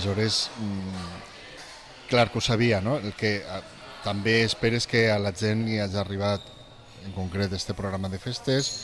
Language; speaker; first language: Catalan; native; Catalan